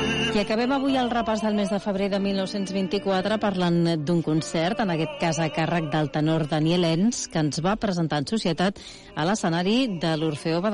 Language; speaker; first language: Catalan; native; Catalan